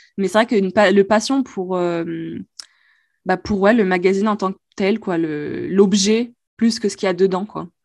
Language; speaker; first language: French; non-native, local second language; Arabic